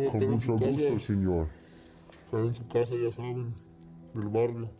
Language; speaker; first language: Spanish; native; Spanish